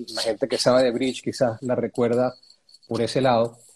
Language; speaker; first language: Spanish; native; Spanish